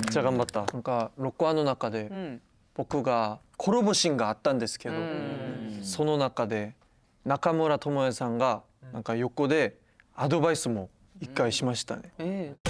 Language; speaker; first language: Japanese; non-native, fluent; Korean